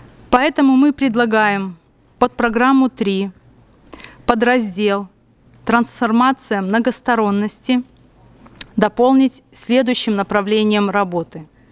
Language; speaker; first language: Russian; native; Russian